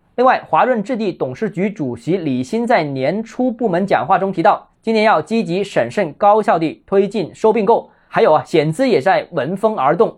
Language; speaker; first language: Chinese; native; Chinese